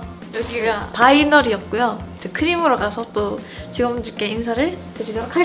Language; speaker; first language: Korean; native; Korean